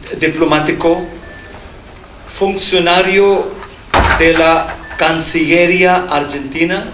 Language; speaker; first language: Spanish; non-native, learner; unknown